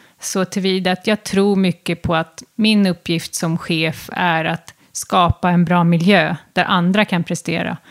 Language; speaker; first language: Swedish; native; Swedish